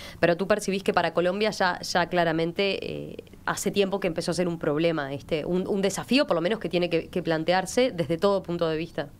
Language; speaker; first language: Spanish; native; Spanish